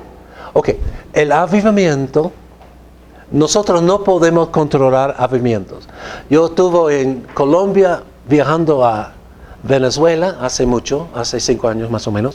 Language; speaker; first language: Spanish; non-native, fluent; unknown